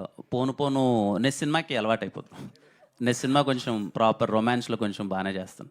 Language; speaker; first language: Telugu; native; Telugu